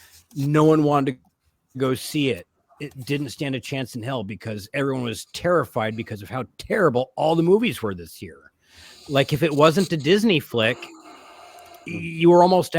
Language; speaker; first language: English; native; English